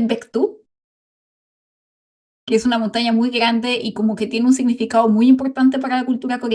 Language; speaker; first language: Spanish; native; Spanish